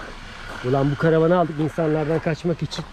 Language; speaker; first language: Turkish; native; Turkish